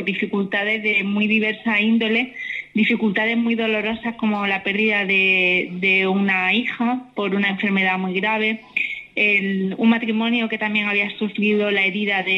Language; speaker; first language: Spanish; native; Spanish